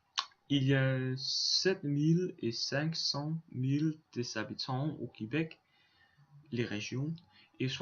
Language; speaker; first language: French; non-native, learner; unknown